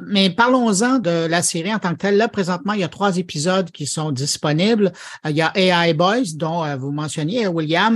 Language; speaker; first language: French; native; French